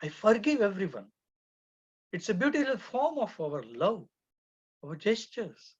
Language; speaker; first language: English; non-native, local second language; Gujarati